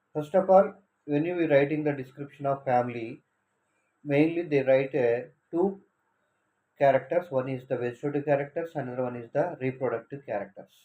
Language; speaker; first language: English; non-native, local second language; Telugu